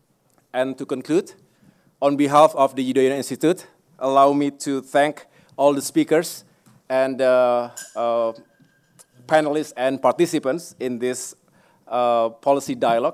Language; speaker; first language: English; non-native, fluent; Indonesian